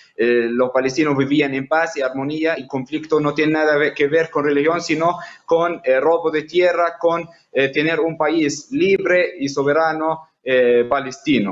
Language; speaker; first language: Spanish; non-native, fluent; Arabic